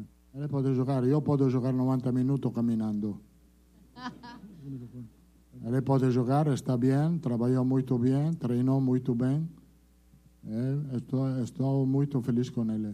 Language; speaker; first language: Portuguese; non-native, fluent; Italian